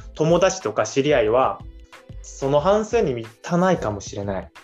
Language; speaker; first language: Japanese; non-native, fluent; Korean